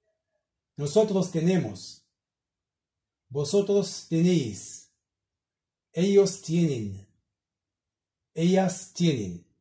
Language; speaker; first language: Spanish; non-native, learner; Arabic